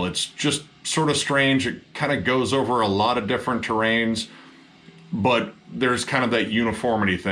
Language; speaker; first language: English; native; English